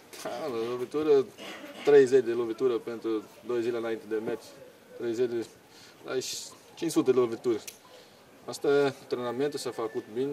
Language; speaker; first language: Romanian; non-native, learner; Portuguese